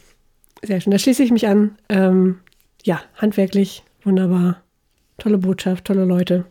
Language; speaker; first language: German; native; German